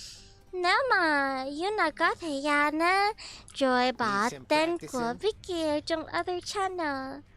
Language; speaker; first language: Vietnamese; early bilingual, heritage; Vietnamese